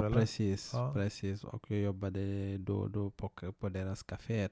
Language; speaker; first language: Swedish; non-native, fluent; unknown